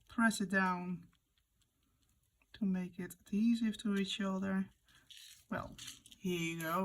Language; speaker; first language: English; non-native, fluent; Dutch